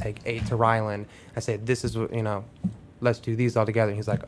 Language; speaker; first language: English; native; English